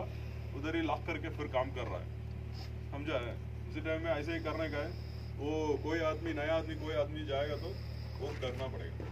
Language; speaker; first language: Hindi; non-native, local second language; Tamil